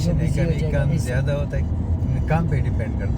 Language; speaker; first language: Hindi; non-native, local second language; Pashto